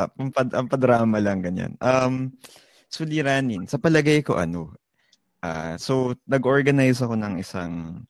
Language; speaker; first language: Filipino; native; Filipino